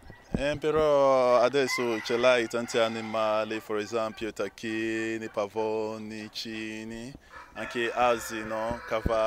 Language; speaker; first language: Italian; non-native, learner; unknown